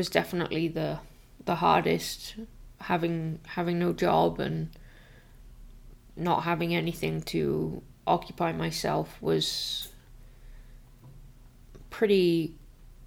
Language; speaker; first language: English; native; English